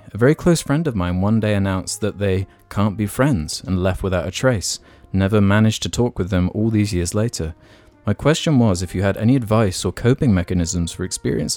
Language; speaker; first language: English; native; English